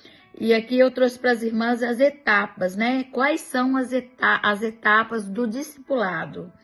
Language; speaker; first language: Portuguese; native; Portuguese